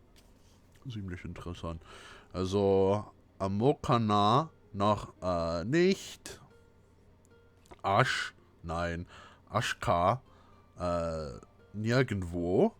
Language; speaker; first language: German; non-native, fluent; English